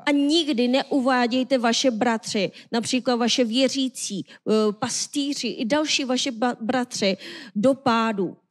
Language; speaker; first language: Czech; non-native, learner; Korean